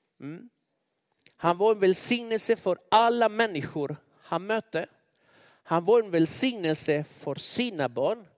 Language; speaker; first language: Swedish; non-native, fluent; Spanish